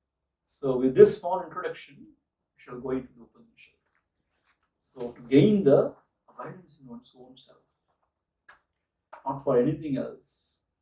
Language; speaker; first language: English; non-native, local second language; Tamil